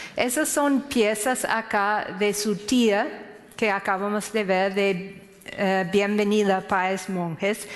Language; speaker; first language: Spanish; non-native, fluent; English